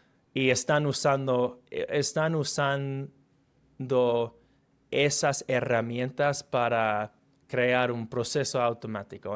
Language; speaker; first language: Spanish; non-native, fluent; English